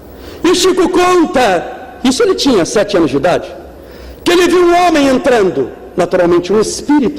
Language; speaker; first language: Portuguese; native; Portuguese